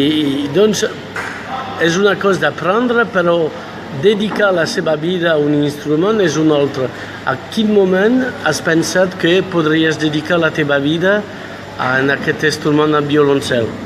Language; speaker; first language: Catalan; non-native, fluent; French